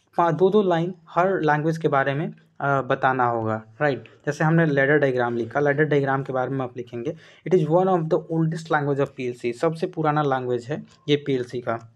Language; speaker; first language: Hindi; native; Hindi